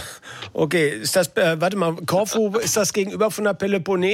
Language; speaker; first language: German; native; German